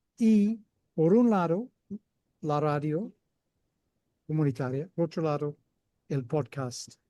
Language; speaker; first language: Spanish; non-native, fluent; English